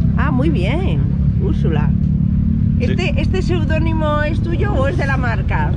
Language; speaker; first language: Spanish; native; Spanish